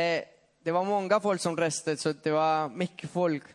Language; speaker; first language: Swedish; non-native, fluent; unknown